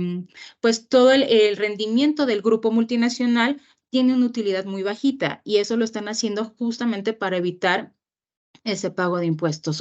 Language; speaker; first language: Spanish; native; Spanish